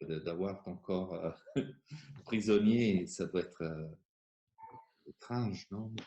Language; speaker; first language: French; non-native, fluent; Italian